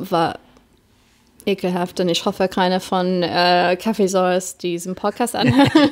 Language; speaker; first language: German; non-native, fluent; English